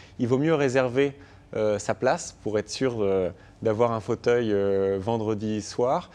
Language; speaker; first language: French; native; French